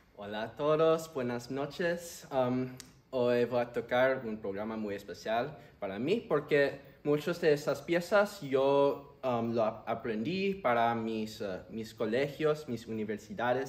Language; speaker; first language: Spanish; early bilingual, heritage; Spanish